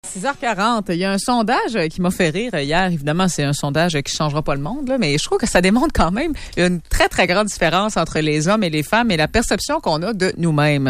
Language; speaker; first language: French; native; French